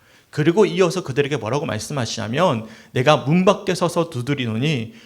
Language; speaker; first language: Korean; native; Korean